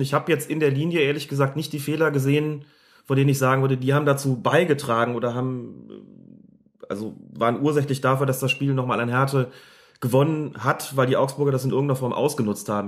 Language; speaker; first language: German; native; German